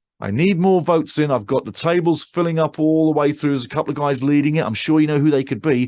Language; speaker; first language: English; native; English